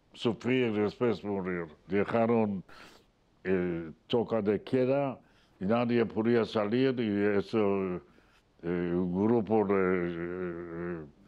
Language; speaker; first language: Spanish; non-native, fluent; Polish